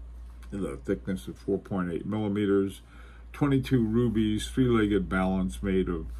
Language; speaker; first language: English; native; English